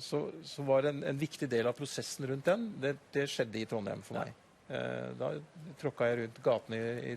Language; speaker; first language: Norwegian; native; Norwegian